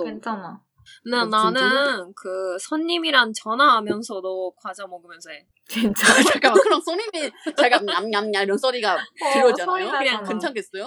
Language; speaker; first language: Korean; non-native, fluent; Japanese